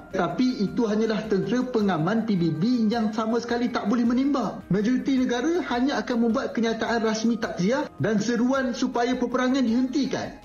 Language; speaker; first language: Malay; native; Malay